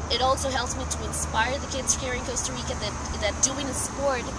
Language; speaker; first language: English; non-native, fluent; Spanish